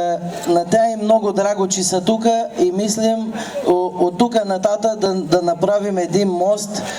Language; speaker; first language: Bulgarian; early bilingual, heritage; Bulgarian